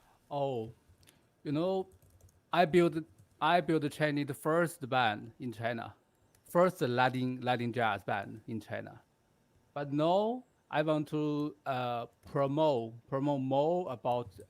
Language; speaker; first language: English; non-native, learner; Chinese